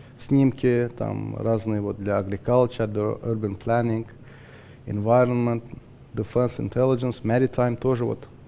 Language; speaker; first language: Russian; non-native, local second language; Azerbaijani